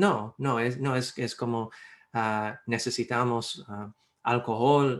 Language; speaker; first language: Spanish; non-native, fluent; English